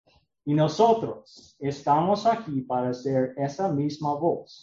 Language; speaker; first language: Spanish; non-native, learner; English